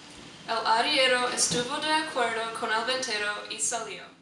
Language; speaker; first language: Spanish; non-native, learner; English